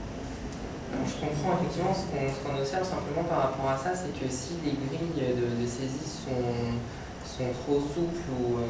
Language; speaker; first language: French; native; French